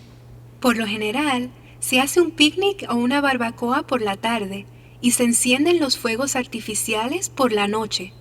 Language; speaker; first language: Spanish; non-native, fluent; English